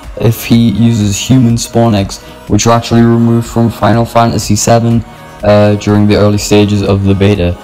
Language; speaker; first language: English; native; English